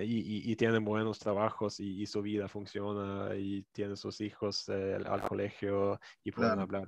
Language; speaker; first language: Spanish; non-native, fluent; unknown